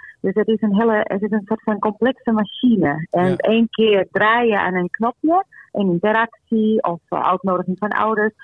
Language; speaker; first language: Dutch; non-native, fluent; Portuguese